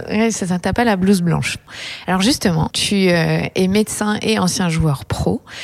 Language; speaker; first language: French; native; French